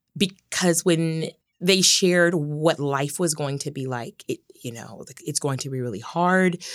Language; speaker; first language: English; native; English